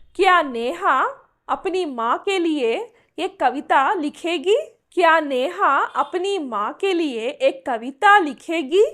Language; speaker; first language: Hindi; non-native, local second language; Telugu